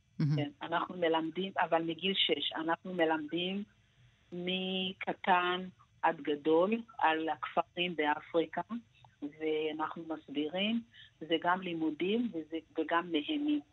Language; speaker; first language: Hebrew; non-native, fluent; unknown